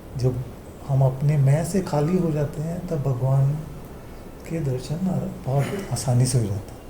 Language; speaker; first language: Hindi; early bilingual, heritage; Hindi